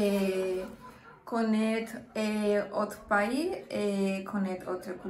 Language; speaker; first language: French; non-native, learner; Spanish